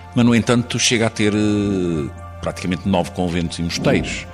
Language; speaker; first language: Portuguese; native; Portuguese